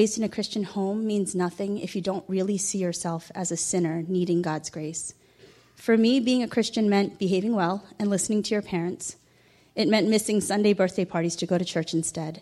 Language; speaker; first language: English; native; English